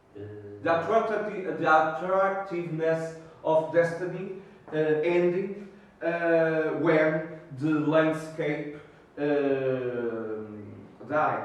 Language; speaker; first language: English; non-native, learner; Portuguese